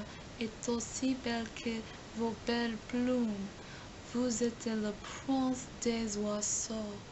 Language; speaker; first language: French; non-native, learner; English